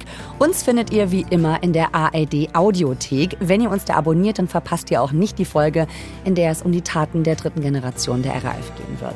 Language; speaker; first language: German; native; German